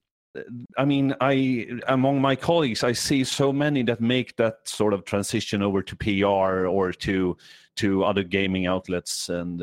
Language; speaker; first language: English; non-native, fluent; Swedish